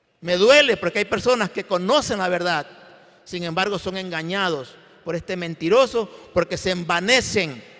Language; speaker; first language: Spanish; native; Spanish